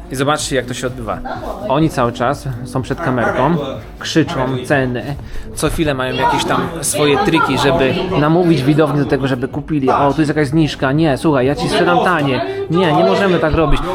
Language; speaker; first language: Polish; native; Polish